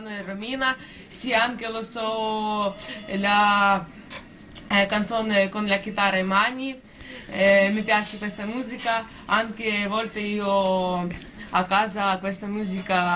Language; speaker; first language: Italian; non-native, learner; Ukrainian